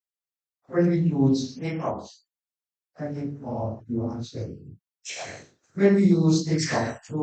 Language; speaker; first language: English; non-native, learner; Thai